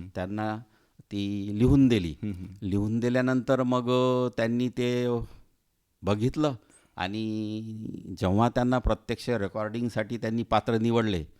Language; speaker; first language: Marathi; native; Marathi